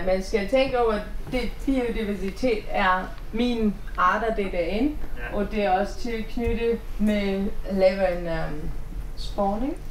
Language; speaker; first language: Danish; non-native, fluent; German